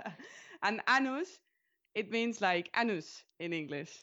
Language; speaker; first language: English; non-native, fluent; Spanish